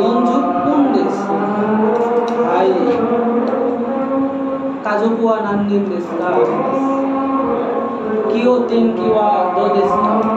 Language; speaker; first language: Japanese; non-native, learner; Bangla